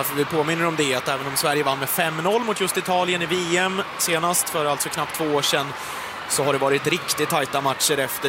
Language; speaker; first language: Swedish; native; Swedish